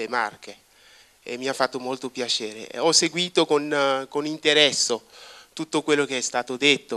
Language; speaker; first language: Italian; non-native, fluent; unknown